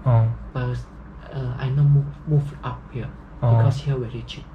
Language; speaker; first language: English; non-native, learner; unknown